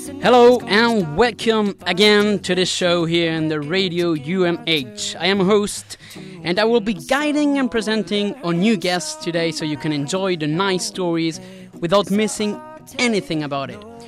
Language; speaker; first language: English; non-native, fluent; Spanish